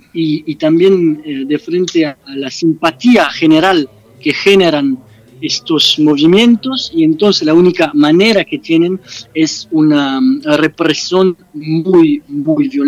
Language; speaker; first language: Spanish; non-native, fluent; French